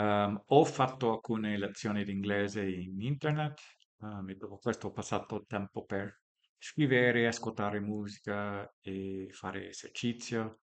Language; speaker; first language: Italian; non-native, learner; English